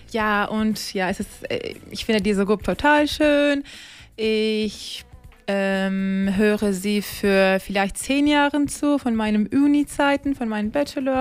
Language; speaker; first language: German; non-native, fluent; Turkish